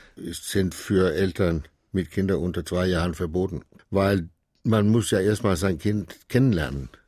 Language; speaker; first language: German; non-native, fluent; Danish